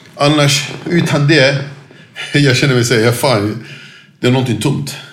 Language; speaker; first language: Swedish; non-native, fluent; Turkish